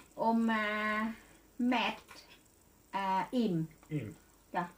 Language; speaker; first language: Swedish; non-native, learner; Thai